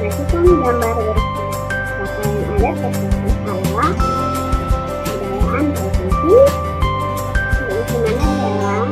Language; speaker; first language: Indonesian; native; Indonesian